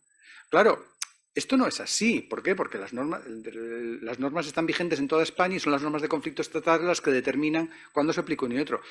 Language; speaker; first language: Spanish; native; Spanish